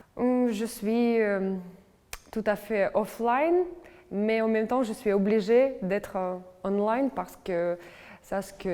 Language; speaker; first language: French; non-native, fluent; Russian